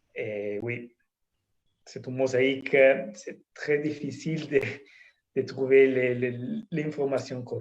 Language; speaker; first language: French; non-native, fluent; Italian